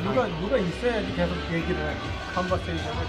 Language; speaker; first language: Korean; native; Korean